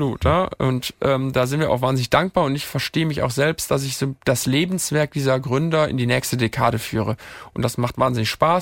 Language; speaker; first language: German; native; German